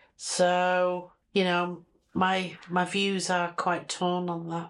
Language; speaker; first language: English; native; English